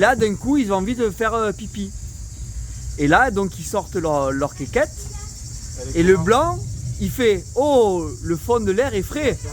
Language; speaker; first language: French; native; French